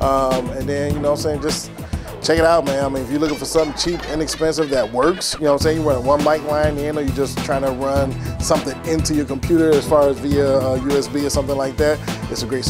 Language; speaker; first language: English; native; English